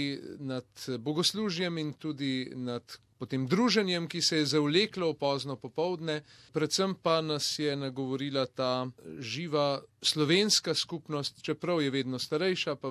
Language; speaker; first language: Slovenian; native; Slovenian